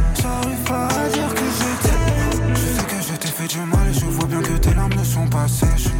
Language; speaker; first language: French; early bilingual, other home language; Romanian